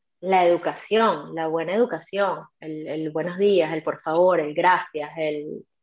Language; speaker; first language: Spanish; native; Spanish